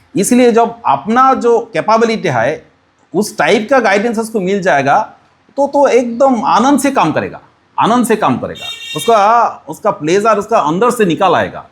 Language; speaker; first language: Hindi; non-native, local second language; Bangla